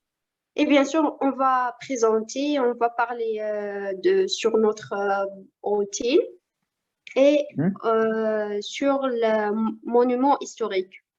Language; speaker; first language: French; non-native, learner; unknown